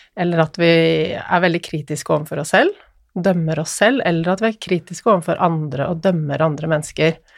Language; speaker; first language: Norwegian; native; Norwegian